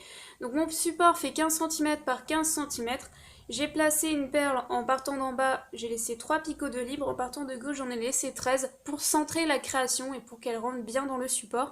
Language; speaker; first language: French; native; French